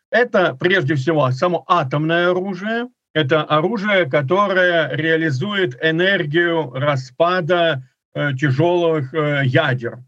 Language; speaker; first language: Russian; native; Russian